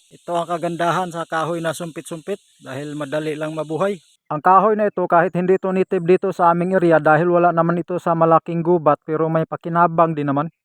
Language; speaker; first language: Filipino; non-native, local second language; Cebuano